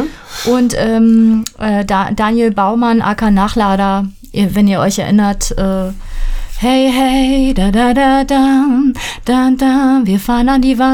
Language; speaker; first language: German; native; German